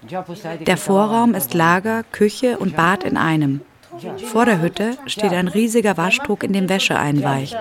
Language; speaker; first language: German; native; German